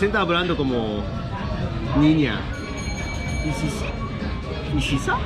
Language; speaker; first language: Spanish; non-native, learner; Japanese